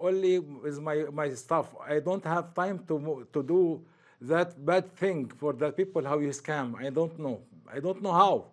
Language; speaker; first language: English; non-native, learner; Arabic